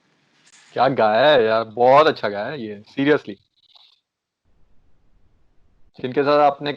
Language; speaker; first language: Hindi; native; Hindi